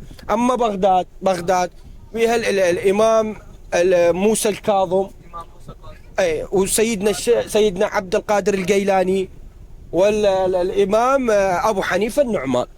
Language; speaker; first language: Arabic; native; Arabic